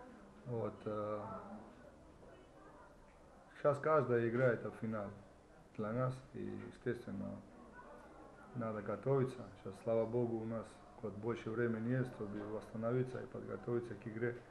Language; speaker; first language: Russian; non-native, fluent; Georgian